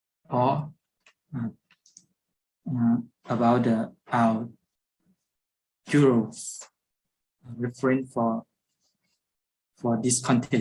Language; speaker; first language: English; non-native, fluent; Lao